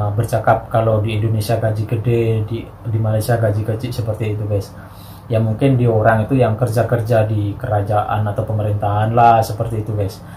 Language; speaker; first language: Indonesian; native; Indonesian